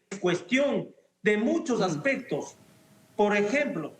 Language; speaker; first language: Spanish; native; Spanish